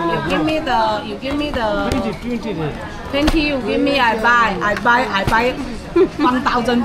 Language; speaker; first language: English; non-native, learner; Chinese